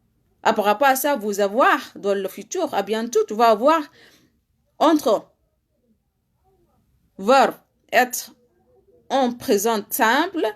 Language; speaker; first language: French; non-native, learner; Arabic